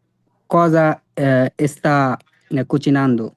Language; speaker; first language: Italian; non-native, learner; Bangla